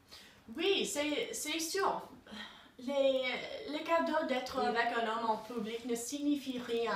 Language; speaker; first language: French; non-native, learner; English